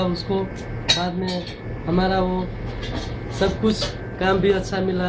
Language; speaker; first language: Hindi; non-native, learner; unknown